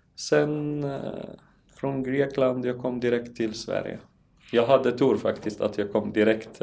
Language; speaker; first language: Swedish; non-native, learner; Arabic